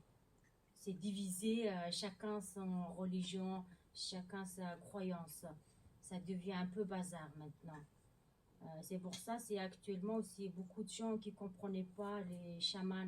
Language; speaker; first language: French; non-native, learner; Mongolian